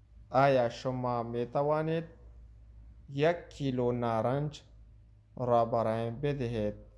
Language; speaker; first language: Persian; non-native, local second language; Pashto